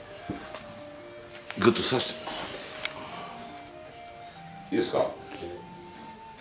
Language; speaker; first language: Japanese; native; Japanese